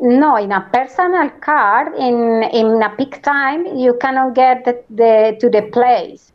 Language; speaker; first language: English; non-native, learner; Spanish